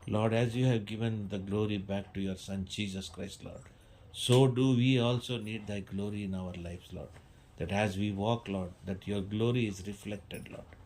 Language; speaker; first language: English; non-native, local second language; Telugu